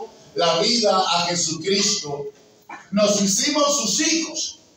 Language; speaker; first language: Spanish; native; Spanish